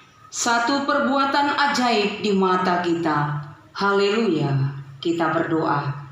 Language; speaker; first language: Indonesian; native; Indonesian